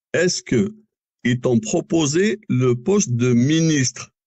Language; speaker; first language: French; non-native, local second language; Arabic